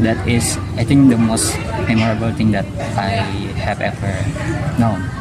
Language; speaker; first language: English; non-native, learner; Indonesian